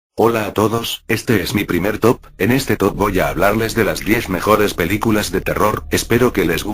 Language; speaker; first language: Spanish; native; Spanish